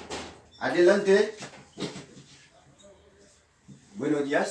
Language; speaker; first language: Spanish; non-native, learner; Haitian Creole